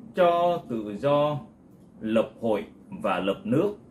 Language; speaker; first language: Vietnamese; non-native, local second language; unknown